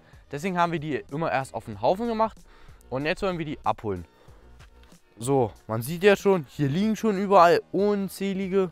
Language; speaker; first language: German; native; German